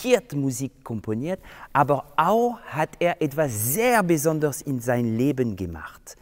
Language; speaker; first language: German; non-native, fluent; French